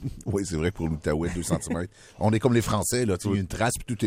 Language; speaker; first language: French; native; French